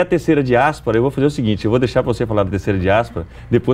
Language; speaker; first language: Portuguese; native; Portuguese